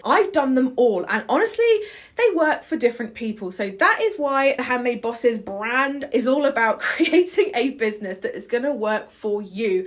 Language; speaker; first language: English; native; English